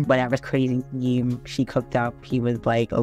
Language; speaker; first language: English; native; English